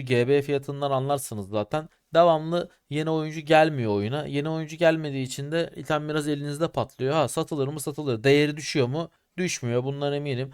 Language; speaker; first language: Turkish; native; Turkish